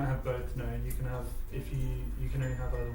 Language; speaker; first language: English; native; English